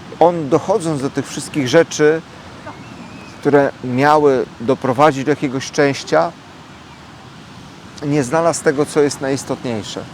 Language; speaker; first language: Polish; native; Polish